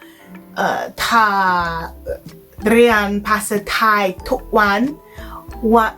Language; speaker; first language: Thai; non-native, learner; English